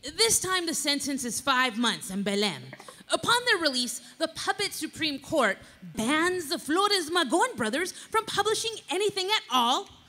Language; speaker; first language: English; native; English